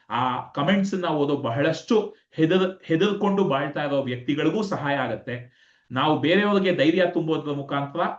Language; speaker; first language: Kannada; native; Kannada